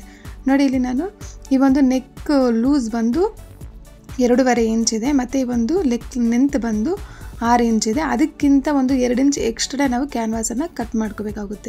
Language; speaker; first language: Kannada; native; Kannada